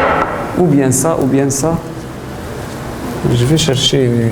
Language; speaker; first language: French; non-native, fluent; Arabic